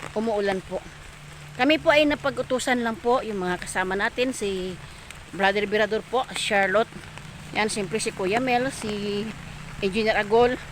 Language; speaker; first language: Filipino; non-native, local second language; Cebuano